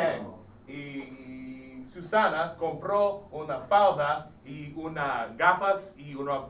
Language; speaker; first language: Spanish; non-native, fluent; English